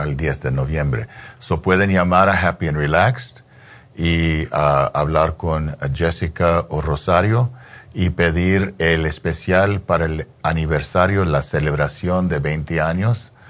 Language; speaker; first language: Spanish; early bilingual, heritage; English